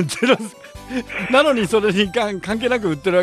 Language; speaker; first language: Japanese; native; Japanese